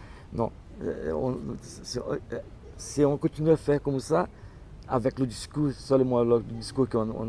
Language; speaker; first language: French; non-native, learner; Portuguese